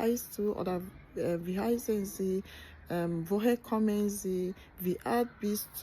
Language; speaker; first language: German; non-native, learner; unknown